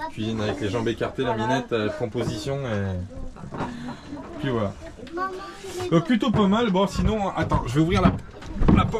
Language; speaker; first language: French; native; French